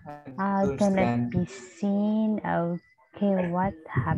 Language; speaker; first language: English; non-native, fluent; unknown